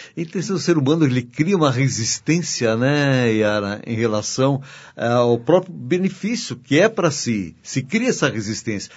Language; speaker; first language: Portuguese; native; Portuguese